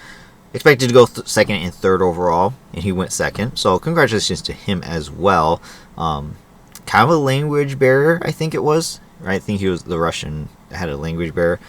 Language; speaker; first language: English; native; English